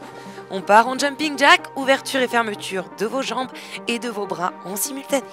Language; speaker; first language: French; native; French